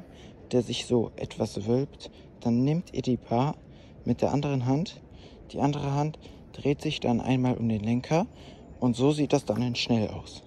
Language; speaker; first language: German; native; German